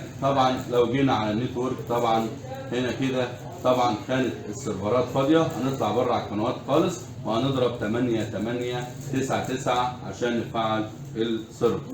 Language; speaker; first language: Arabic; native; Arabic